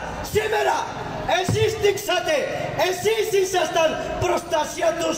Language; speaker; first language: Greek; non-native, fluent; Urdu